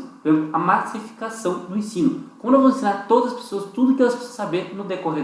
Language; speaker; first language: Portuguese; native; Portuguese